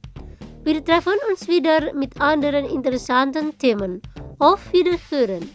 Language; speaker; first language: German; non-native, fluent; Indonesian